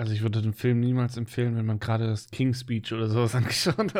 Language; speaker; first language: German; native; German